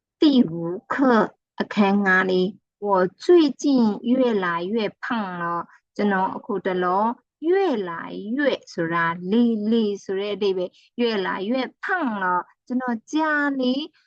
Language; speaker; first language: Chinese; non-native, fluent; Burmese